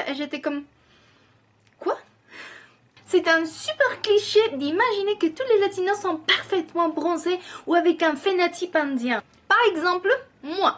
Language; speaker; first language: French; non-native, fluent; Spanish